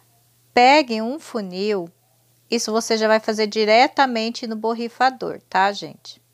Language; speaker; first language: Portuguese; native; Portuguese